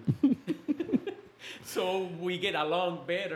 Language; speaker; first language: English; non-native, fluent; Spanish